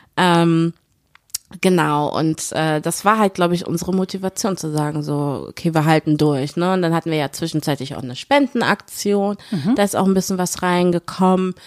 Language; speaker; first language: German; early bilingual, other home language; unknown